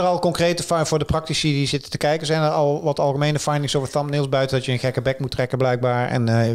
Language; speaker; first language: Dutch; native; Dutch